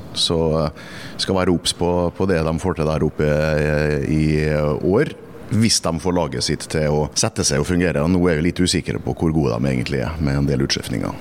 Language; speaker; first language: Norwegian; native; Norwegian